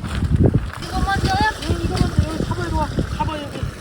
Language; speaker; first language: Korean; native; Korean